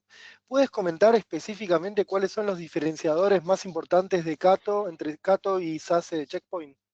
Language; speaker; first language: Spanish; native; Spanish